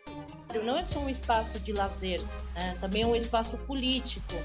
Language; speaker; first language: Portuguese; early bilingual, other home language; Spanish